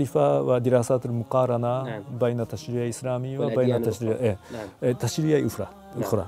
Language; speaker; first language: Arabic; non-native, fluent; Japanese